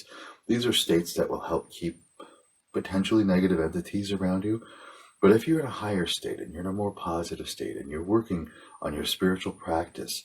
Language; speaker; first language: English; native; English